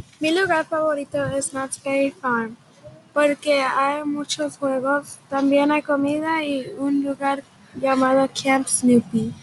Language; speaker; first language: Spanish; early bilingual, heritage; Spanish